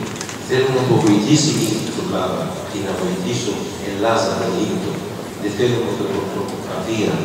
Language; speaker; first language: Greek; non-native, learner; Arabic